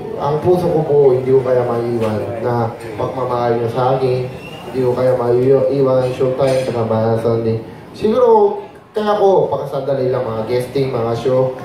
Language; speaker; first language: Filipino; non-native, fluent; Korean